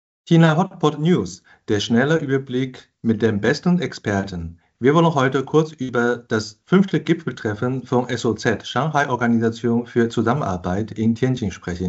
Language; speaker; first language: German; non-native, fluent; Chinese